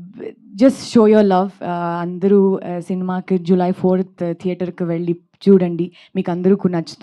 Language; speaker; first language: Telugu; non-native, learner; Kannada